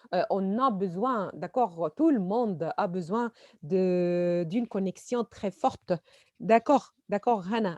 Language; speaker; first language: French; non-native, fluent; Arabic